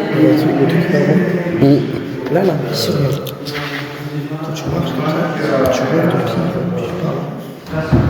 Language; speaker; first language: French; native; French